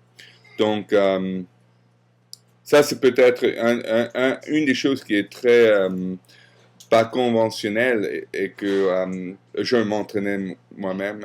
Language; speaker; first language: French; non-native, fluent; German